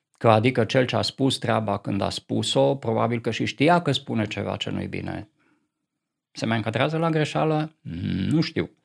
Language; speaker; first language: Romanian; non-native, local second language; Hungarian